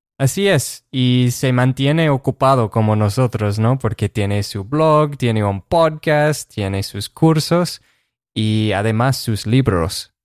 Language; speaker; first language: Spanish; non-native, fluent; English